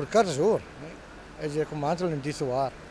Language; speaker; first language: French; non-native, learner; Italian